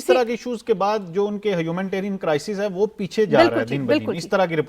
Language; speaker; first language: Urdu; native; Urdu